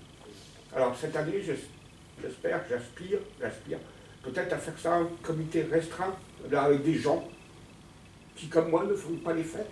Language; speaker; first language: French; native; French